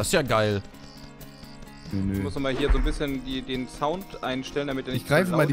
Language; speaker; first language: German; native; German